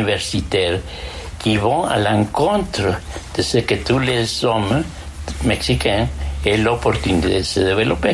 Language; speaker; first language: French; non-native, fluent; Spanish